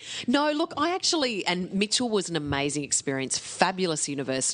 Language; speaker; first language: English; native; English